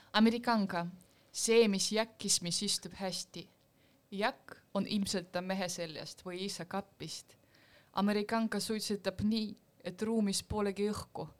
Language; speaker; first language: Estonian; non-native, local second language; Russian